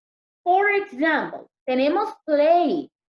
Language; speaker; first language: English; non-native, learner; Spanish